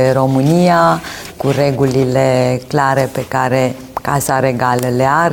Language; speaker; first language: Romanian; native; Romanian